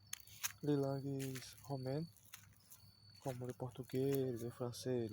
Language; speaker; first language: French; non-native, learner; Portuguese